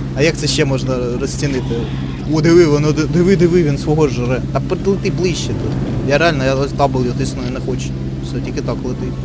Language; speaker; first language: Ukrainian; non-native, local second language; Russian